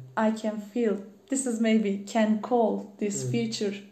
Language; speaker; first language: English; non-native, learner; Turkish